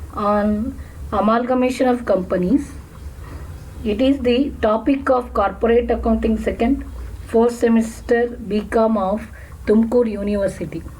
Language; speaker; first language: English; non-native, local second language; Kannada